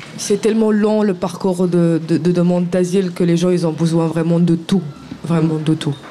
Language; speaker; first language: French; non-native, local second language; Arabic